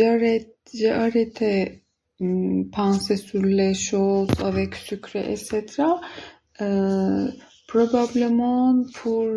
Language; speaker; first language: French; non-native, learner; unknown